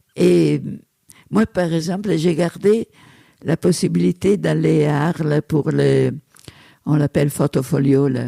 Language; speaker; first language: French; non-native, fluent; Italian